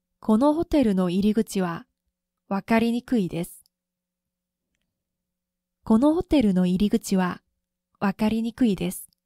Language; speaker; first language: Japanese; non-native, local second language; Korean